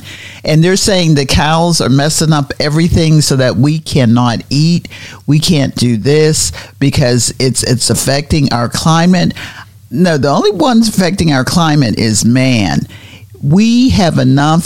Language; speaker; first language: English; native; English